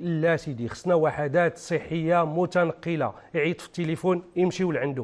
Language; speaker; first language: Arabic; native; Arabic